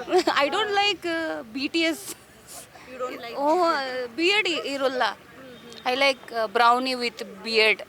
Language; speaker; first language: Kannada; non-native, learner; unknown